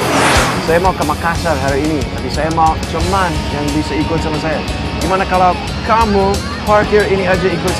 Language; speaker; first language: Indonesian; non-native, fluent; English